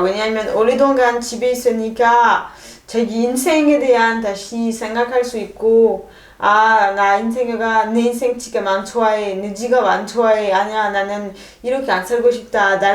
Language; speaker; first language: Korean; non-native, fluent; French